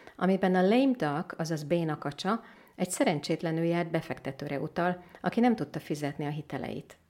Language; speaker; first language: Hungarian; native; Hungarian